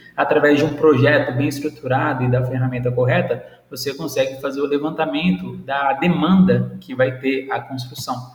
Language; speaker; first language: Portuguese; native; Portuguese